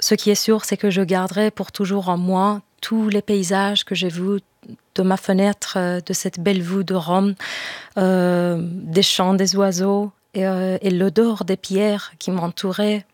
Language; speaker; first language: French; non-native, fluent; Persian